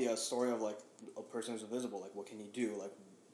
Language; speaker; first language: English; early bilingual, other home language; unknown